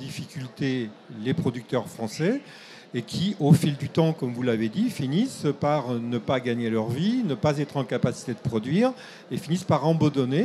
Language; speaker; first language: French; native; French